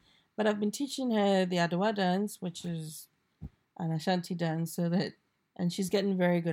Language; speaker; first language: English; non-native, local second language; Akan